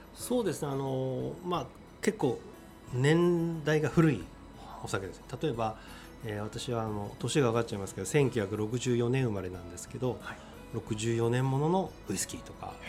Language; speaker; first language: Japanese; native; Japanese